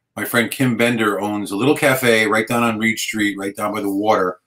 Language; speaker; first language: English; native; English